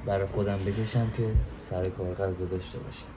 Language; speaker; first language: Persian; native; Persian